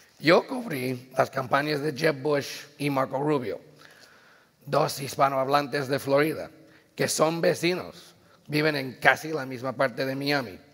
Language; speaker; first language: Spanish; early bilingual, heritage; Spanish